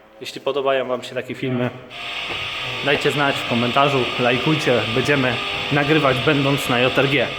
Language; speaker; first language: Polish; native; Polish